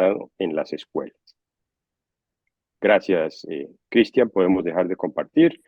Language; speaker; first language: Spanish; native; Spanish